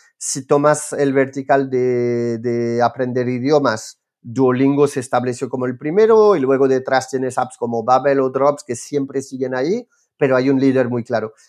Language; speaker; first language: Spanish; non-native, fluent; French